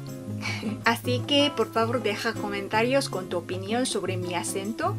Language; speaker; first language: Spanish; non-native, fluent; Korean